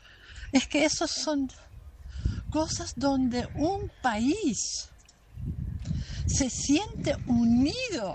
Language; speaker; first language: Spanish; non-native, fluent; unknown